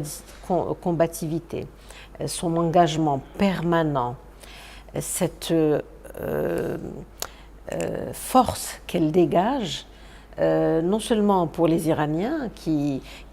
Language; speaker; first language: French; non-native, local second language; Arabic